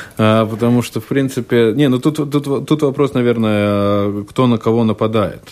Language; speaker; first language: Russian; non-native, local second language; Latvian